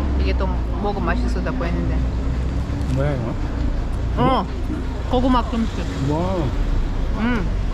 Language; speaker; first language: Korean; non-native, fluent; Ukrainian